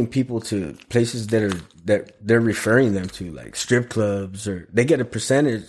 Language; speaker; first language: English; early bilingual, other home language; Spanish